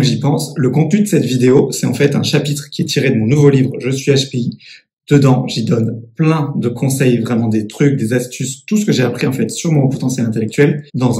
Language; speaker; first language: French; native; French